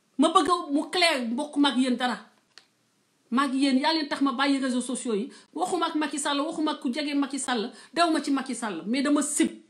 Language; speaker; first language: Wolof; non-native, local second language; Serer